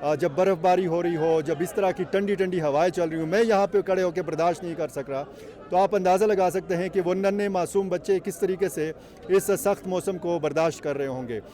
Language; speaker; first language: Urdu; non-native, local second language; Pashto